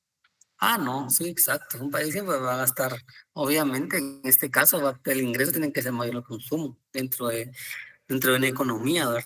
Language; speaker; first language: Spanish; native; Spanish